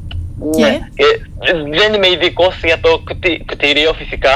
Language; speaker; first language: Greek; non-native, fluent; Japanese